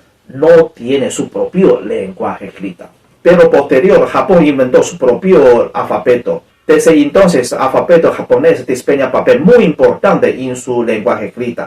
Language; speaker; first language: Spanish; non-native, learner; Chinese